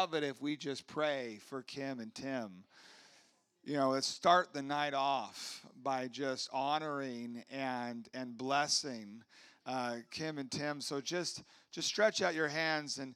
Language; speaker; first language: English; native; English